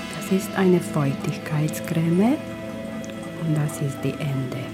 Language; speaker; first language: German; non-native, learner; Hungarian